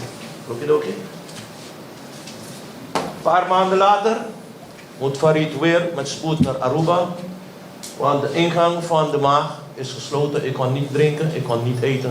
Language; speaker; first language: Dutch; non-native, local second language; Papiamento